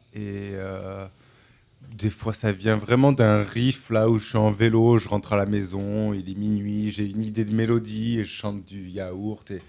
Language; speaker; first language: French; native; French